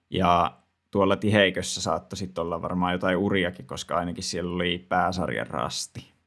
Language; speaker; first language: Finnish; native; Finnish